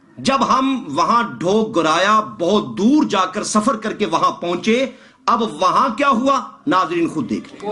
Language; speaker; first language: Urdu; non-native, local second language; Punjabi